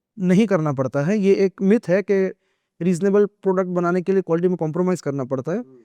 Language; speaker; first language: Hindi; non-native, local second language; Gujarati